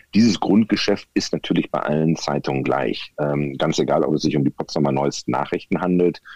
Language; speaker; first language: German; native; German